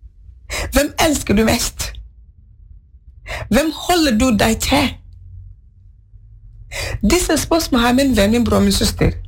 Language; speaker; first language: Norwegian; non-native, fluent; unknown